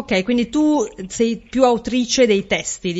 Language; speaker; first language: Italian; native; Italian